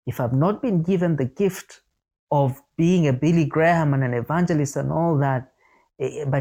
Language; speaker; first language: English; non-native, local second language; Ganda